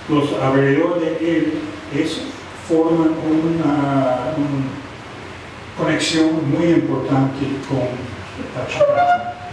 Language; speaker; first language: Spanish; non-native, fluent; English